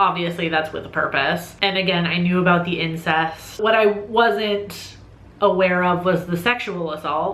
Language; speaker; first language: English; native; English